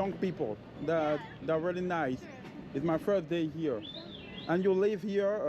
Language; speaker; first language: English; non-native, learner; French